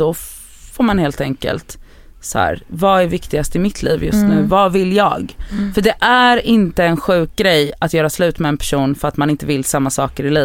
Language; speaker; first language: Swedish; native; Swedish